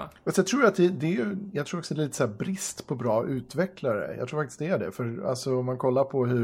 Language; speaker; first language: Swedish; native; Swedish